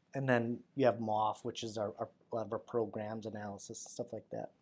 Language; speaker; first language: English; native; English